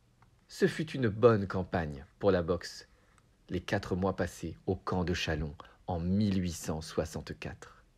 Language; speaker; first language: French; native; French